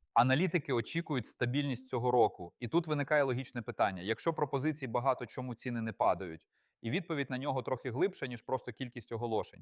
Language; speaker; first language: Ukrainian; native; Ukrainian